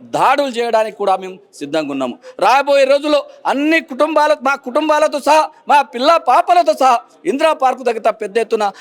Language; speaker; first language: Telugu; non-native, local second language; Lambadi